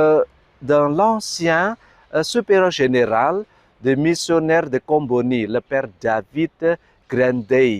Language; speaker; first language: French; non-native, fluent; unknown